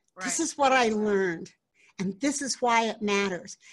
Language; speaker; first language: English; native; English